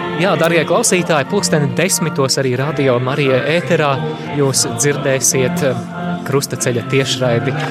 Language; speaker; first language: Latvian; native; Latvian